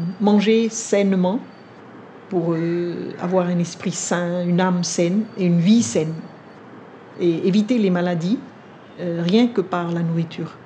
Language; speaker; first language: French; non-native, local second language; Vietnamese